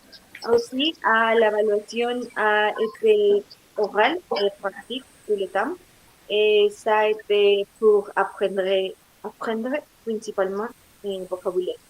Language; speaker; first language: French; non-native, learner; Spanish